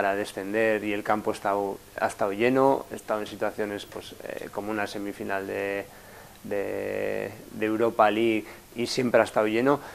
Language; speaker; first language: Spanish; native; Spanish